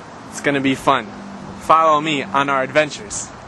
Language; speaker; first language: English; native; English